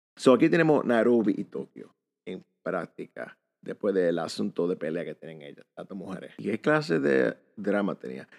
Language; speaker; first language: Spanish; early bilingual, heritage; Spanish